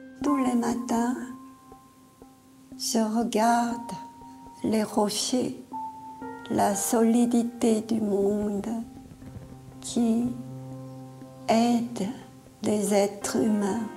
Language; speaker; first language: French; non-native, fluent; Korean